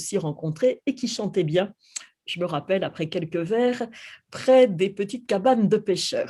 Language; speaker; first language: French; native; French